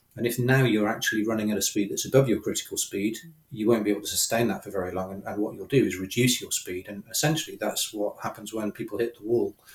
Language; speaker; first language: English; native; English